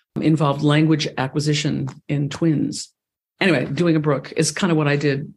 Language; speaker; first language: English; native; English